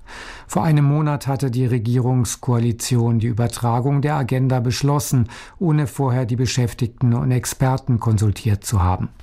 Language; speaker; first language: German; native; German